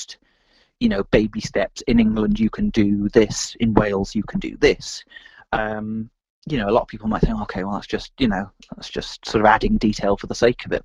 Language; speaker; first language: English; native; English